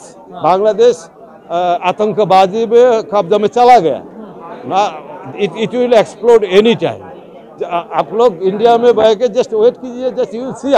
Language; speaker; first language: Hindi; non-native, learner; Bangla